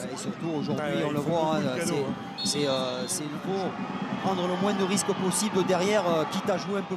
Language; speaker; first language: French; native; French